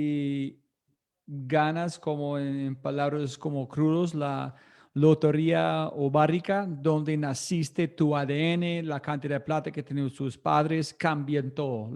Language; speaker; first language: Spanish; non-native, fluent; English